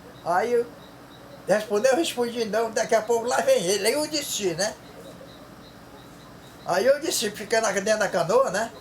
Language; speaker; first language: Portuguese; native; Portuguese